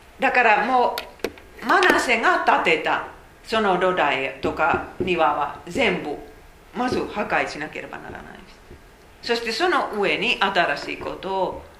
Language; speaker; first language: Japanese; non-native, fluent; Finnish